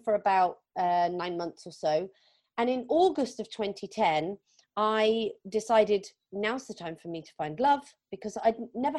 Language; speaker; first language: English; native; English